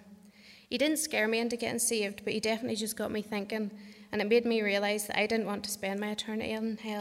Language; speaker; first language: English; native; English